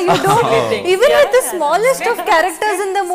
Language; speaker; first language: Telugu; non-native, learner; Malayalam